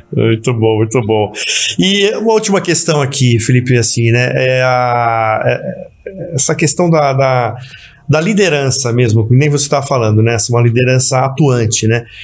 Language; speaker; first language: Portuguese; native; Portuguese